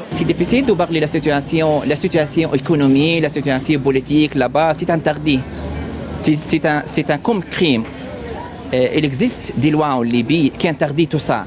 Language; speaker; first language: French; non-native, learner; Arabic